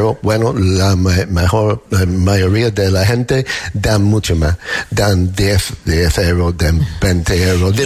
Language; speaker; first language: Spanish; non-native, fluent; English